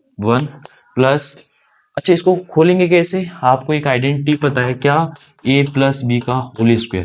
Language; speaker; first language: Hindi; native; Hindi